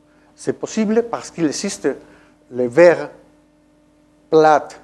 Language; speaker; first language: French; non-native, fluent; Spanish